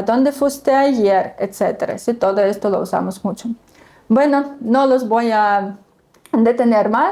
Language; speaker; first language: Spanish; non-native, fluent; Russian